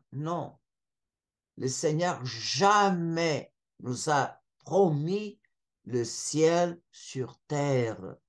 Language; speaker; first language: French; non-native, fluent; Portuguese